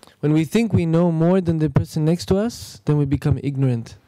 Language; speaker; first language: English; non-native, fluent; Spanish